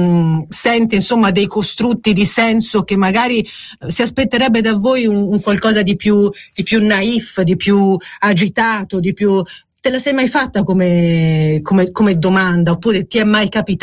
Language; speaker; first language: Italian; native; Italian